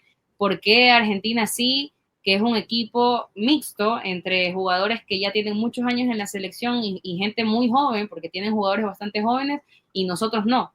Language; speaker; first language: Spanish; native; Spanish